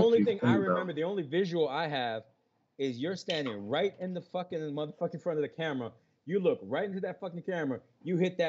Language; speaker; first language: English; native; English